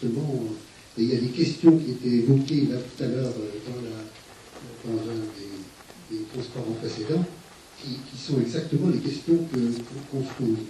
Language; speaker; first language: French; native; French